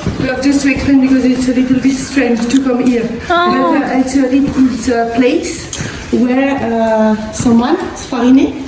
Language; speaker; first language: English; non-native, learner; French